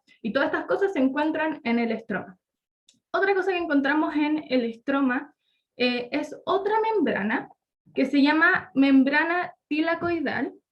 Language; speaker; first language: Spanish; native; Spanish